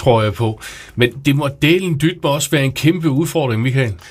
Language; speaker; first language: Danish; native; Danish